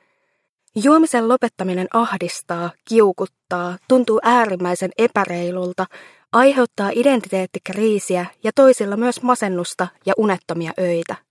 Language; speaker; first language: Finnish; native; Finnish